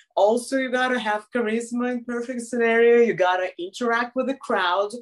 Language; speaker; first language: English; non-native, fluent; Russian